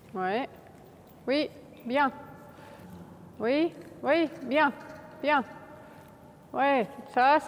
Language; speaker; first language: French; non-native, fluent; German